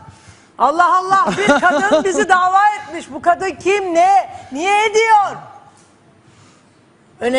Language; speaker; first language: Turkish; native; Turkish